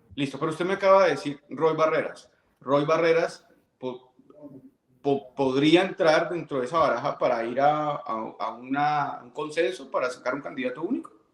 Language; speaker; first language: Spanish; native; Spanish